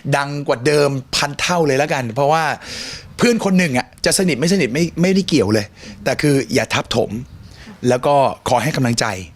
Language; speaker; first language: Thai; early bilingual, heritage; Thai